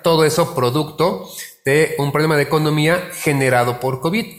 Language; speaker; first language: Spanish; native; Spanish